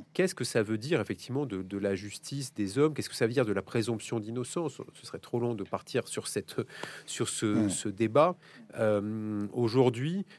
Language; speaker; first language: French; native; French